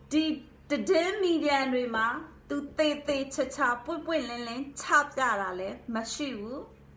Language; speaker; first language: Burmese; non-native, local second language; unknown